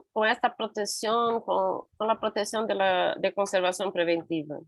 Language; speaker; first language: Portuguese; non-native, learner; Spanish